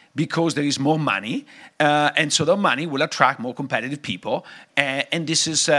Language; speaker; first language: English; non-native, fluent; Italian